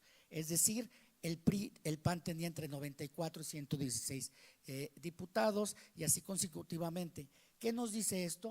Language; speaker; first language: Spanish; native; Spanish